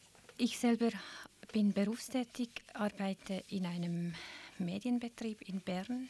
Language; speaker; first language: German; native; German